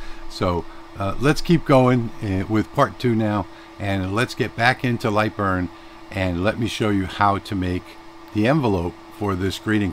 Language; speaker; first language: English; native; English